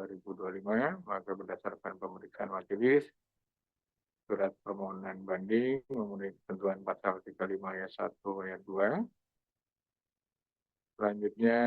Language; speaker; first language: Indonesian; native; Indonesian